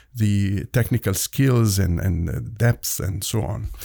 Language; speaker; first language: English; non-native, fluent; Arabic